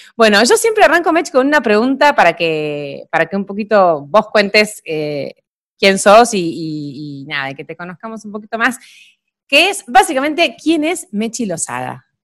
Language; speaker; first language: Spanish; native; Spanish